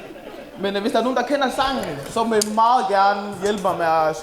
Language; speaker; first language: Danish; early bilingual, other home language; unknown